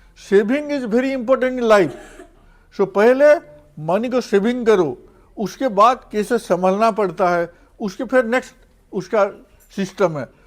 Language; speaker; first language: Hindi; non-native, local second language; Odia